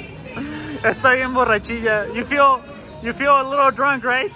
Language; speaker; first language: Spanish; native; Spanish